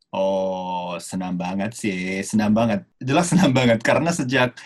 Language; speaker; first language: Indonesian; non-native, fluent; Japanese